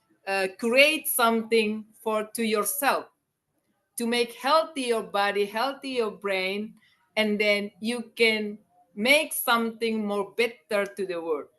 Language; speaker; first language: English; non-native, learner; Indonesian